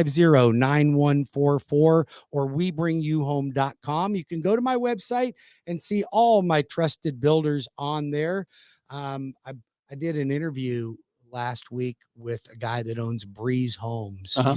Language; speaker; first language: English; native; English